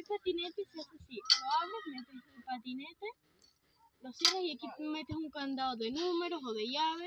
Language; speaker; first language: Spanish; early bilingual, heritage; Spanish